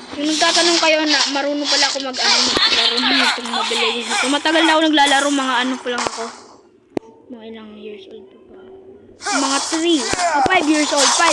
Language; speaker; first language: Filipino; non-native, local second language; Waray